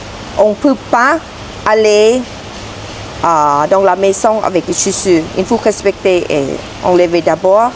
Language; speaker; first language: French; non-native, learner; Thai